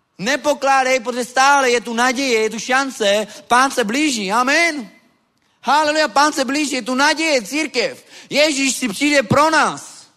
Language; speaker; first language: Czech; non-native, local second language; Romany